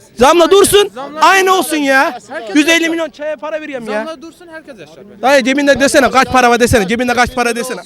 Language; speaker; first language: Turkish; native; Turkish